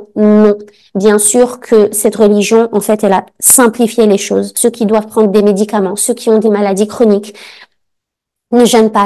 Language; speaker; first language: French; native; French